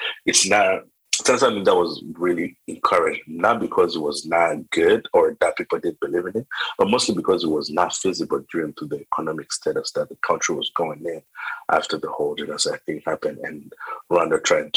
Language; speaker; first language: English; non-native, local second language; Kinyarwanda